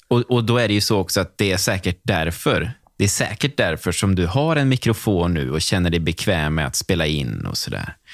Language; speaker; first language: Swedish; native; Swedish